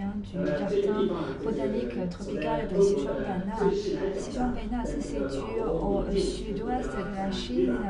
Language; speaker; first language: French; non-native, fluent; Chinese